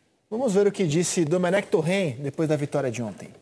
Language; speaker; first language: Portuguese; native; Portuguese